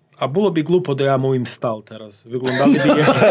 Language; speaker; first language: Polish; non-native, learner; Serbian